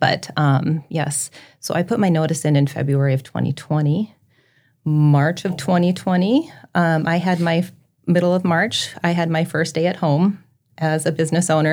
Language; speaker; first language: English; native; English